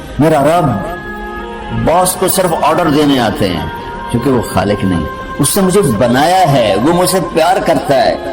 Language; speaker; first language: Urdu; non-native, local second language; Punjabi